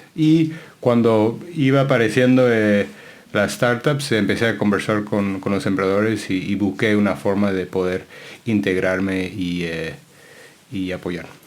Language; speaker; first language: Spanish; non-native, fluent; English